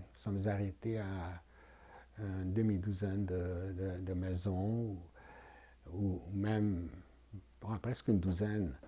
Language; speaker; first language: French; non-native, fluent; Hungarian